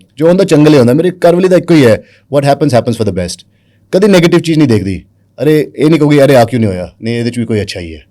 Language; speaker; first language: Punjabi; early bilingual, heritage; Punjabi